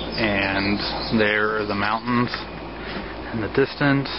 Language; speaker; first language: English; native; English